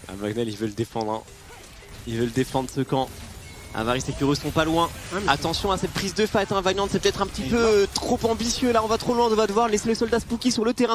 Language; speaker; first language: French; native; French